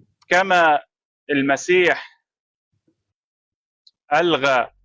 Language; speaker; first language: Arabic; native; Arabic